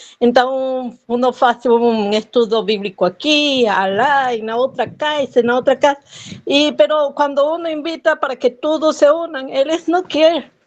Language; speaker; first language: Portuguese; non-native, fluent; Spanish